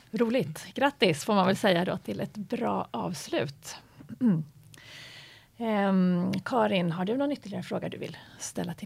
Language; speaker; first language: Swedish; native; Swedish